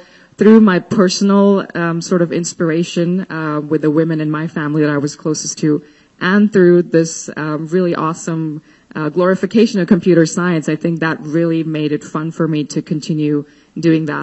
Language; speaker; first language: English; non-native, local second language; Hindi